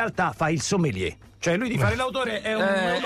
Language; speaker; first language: Italian; native; Italian